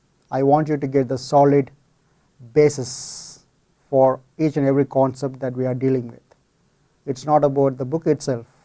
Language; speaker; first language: English; non-native, fluent; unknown